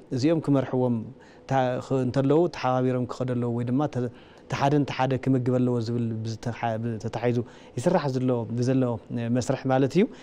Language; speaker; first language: Tigrinya; native; Tigrinya